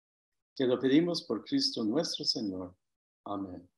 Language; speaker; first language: Spanish; non-native, fluent; English